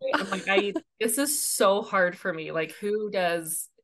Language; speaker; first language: English; native; English